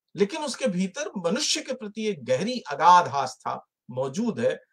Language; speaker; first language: Hindi; native; Hindi